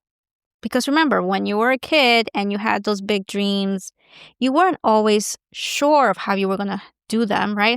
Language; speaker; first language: English; native; English